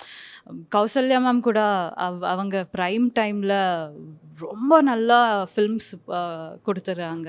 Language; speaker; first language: Tamil; non-native, learner; Kannada